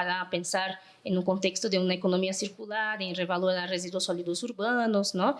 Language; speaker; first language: Spanish; non-native, fluent; Portuguese